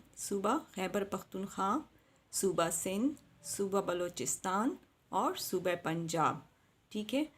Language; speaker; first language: Urdu; non-native, local second language; Pashto